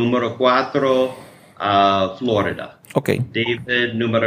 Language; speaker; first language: Spanish; non-native, learner; English